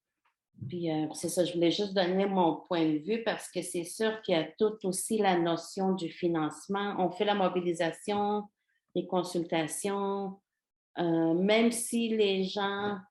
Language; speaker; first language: French; non-native, local second language; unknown